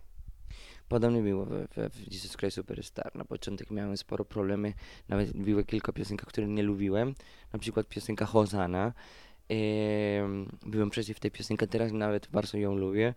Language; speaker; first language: Polish; non-native, fluent; Spanish